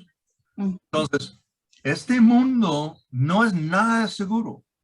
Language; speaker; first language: Spanish; non-native, fluent; English